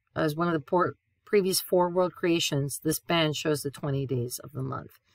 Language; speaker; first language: English; native; English